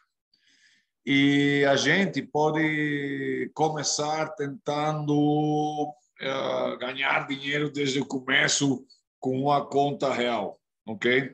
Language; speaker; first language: Portuguese; non-native, fluent; Spanish